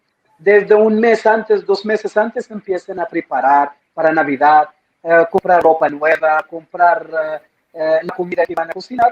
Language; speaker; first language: Spanish; non-native, fluent; Arabic